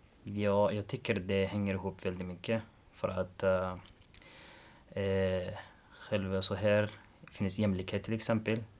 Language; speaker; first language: Swedish; non-native, learner; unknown